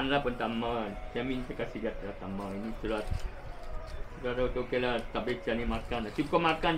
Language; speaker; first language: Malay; non-native, local second language; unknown